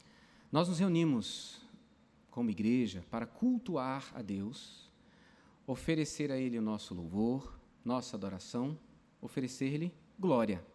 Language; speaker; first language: Portuguese; native; Portuguese